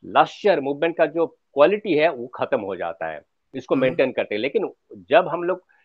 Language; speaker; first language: Hindi; non-native, local second language; Bangla